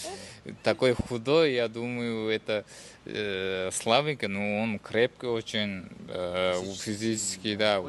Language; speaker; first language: Russian; non-native, fluent; Uzbek